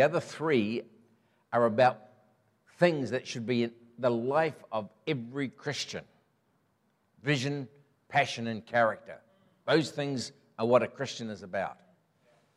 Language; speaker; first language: English; native; English